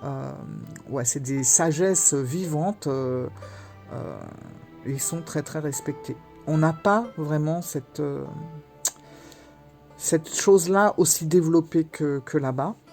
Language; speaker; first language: French; native; French